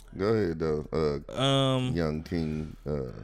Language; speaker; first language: English; native; English